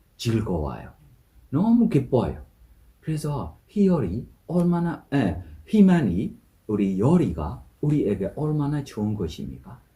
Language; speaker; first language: Korean; non-native, fluent; Burmese